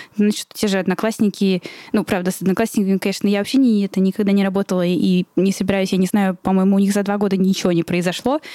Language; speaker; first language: Russian; native; Russian